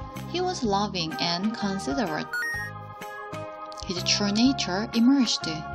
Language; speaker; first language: English; non-native, fluent; Korean